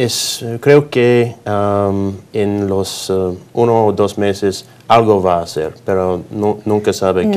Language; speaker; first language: Spanish; non-native, learner; English